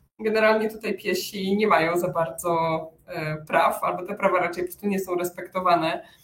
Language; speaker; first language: Polish; native; Polish